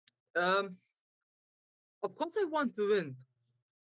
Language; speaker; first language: English; non-native, learner; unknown